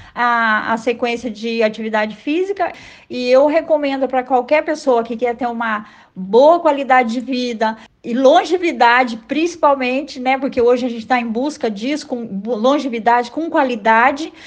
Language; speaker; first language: Portuguese; native; Portuguese